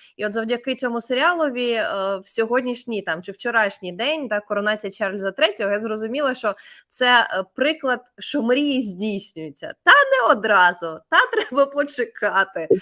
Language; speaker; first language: Ukrainian; native; Ukrainian